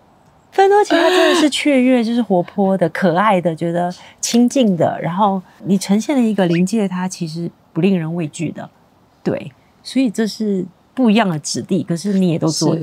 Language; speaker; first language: Chinese; native; Chinese